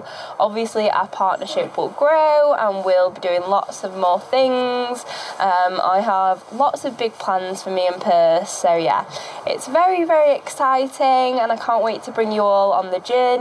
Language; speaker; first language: English; native; English